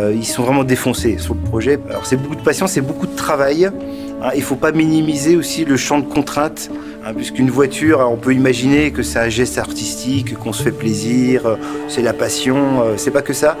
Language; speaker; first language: French; native; French